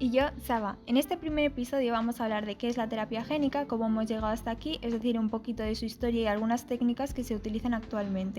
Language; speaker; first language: Spanish; native; Spanish